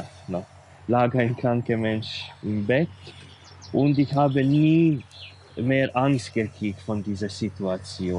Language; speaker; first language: German; non-native, fluent; Hungarian